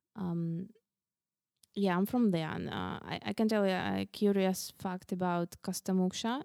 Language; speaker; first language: English; non-native, fluent; Russian